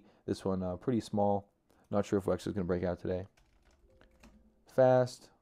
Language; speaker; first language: English; native; English